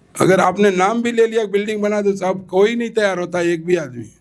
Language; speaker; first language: Hindi; non-native, local second language; Marathi